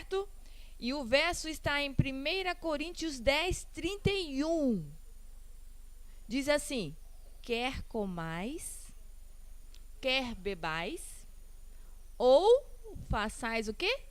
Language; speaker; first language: Portuguese; non-native, learner; Spanish